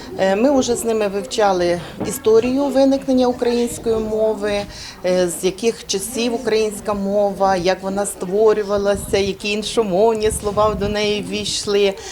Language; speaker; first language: Ukrainian; native; Ukrainian